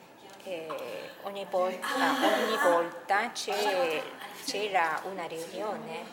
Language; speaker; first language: Italian; non-native, fluent; Japanese